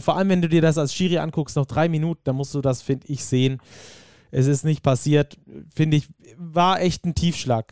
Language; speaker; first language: German; native; German